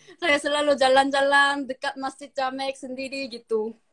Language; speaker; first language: Indonesian; non-native, learner; Korean